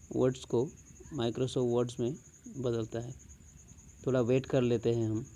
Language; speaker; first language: Hindi; non-native, local second language; Bangla